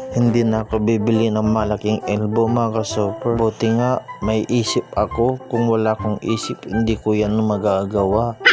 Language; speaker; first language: Filipino; non-native, local second language; Iloko